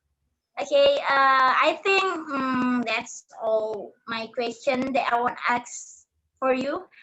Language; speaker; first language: English; non-native, learner; Indonesian